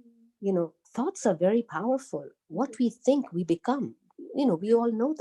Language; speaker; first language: English; native; English